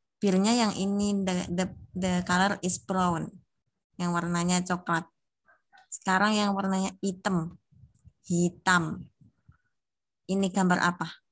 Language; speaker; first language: Indonesian; native; Indonesian